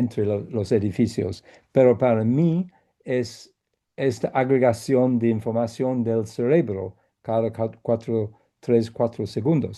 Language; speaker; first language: Spanish; non-native, fluent; English